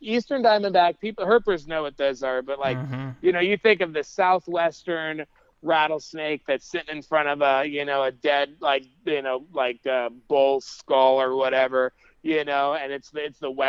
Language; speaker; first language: English; native; English